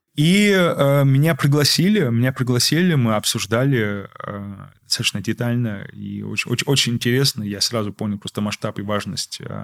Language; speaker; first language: Russian; early bilingual, heritage; Russian